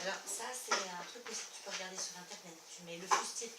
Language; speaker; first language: French; native; French